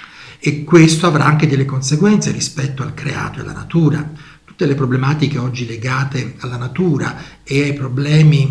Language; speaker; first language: Italian; native; Italian